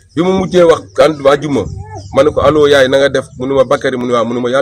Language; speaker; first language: Wolof; non-native, local second language; Fula